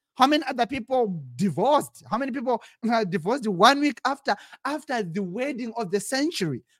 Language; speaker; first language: English; non-native, local second language; Shona